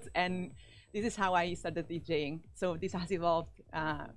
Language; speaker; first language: English; non-native, fluent; Spanish